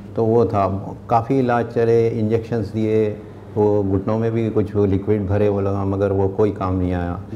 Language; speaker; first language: Hindi; non-native, local second language; Urdu